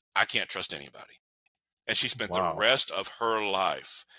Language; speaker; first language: English; native; English